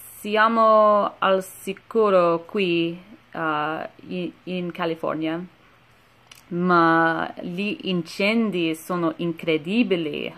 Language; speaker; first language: Italian; non-native, learner; English